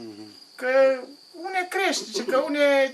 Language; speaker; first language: Romanian; native; Romanian